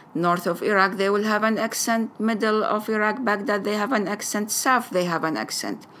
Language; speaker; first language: English; non-native, fluent; Arabic